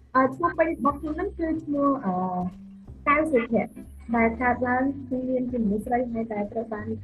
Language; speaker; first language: Khmer; native; Khmer